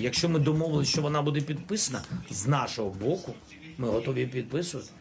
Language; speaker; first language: Ukrainian; non-native, local second language; Russian